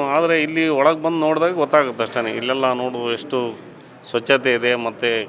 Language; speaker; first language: Kannada; native; Kannada